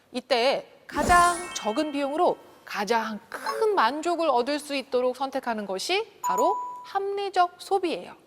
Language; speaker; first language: Korean; native; Korean